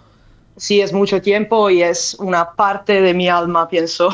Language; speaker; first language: Spanish; non-native, learner; Italian